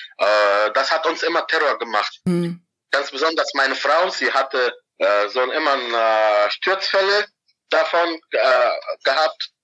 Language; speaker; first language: German; non-native, fluent; Arabic